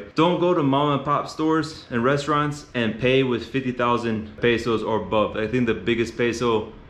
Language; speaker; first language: English; native; English